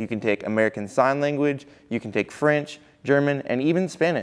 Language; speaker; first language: English; native; English